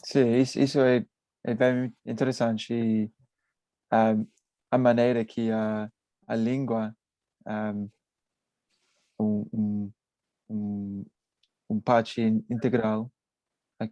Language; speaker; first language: Portuguese; non-native, learner; English